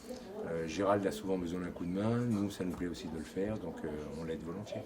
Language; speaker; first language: French; native; French